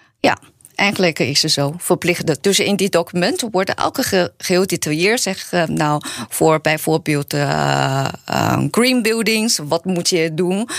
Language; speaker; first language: Dutch; non-native, learner; Chinese